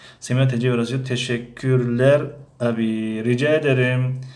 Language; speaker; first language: Turkish; non-native, fluent; Tajik